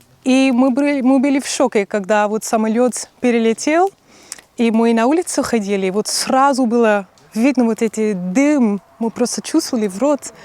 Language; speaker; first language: Russian; non-native, learner; Dutch